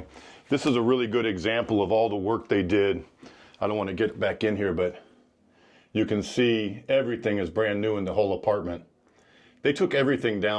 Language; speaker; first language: English; native; English